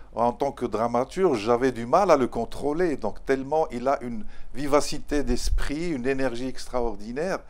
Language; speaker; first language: French; non-native, local second language; Arabic